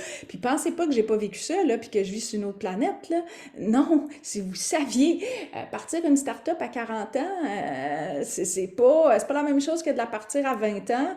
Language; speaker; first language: French; native; French